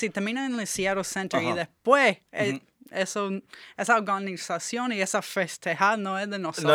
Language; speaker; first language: Spanish; early bilingual, heritage; English